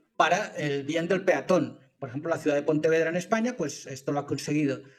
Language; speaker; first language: Spanish; native; Spanish